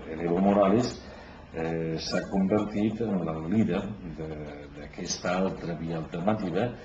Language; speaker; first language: Catalan; native; Catalan